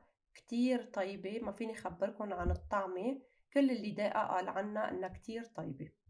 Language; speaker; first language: Arabic; native; Arabic